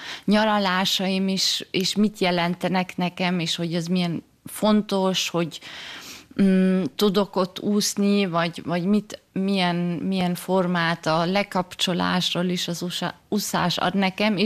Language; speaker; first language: Hungarian; early bilingual, heritage; German